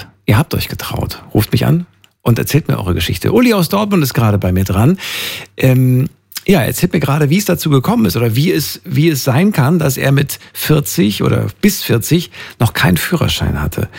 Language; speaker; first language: German; native; German